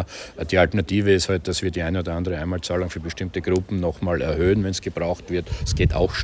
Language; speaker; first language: German; native; German